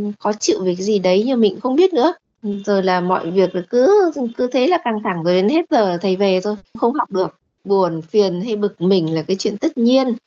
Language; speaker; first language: Vietnamese; native; Vietnamese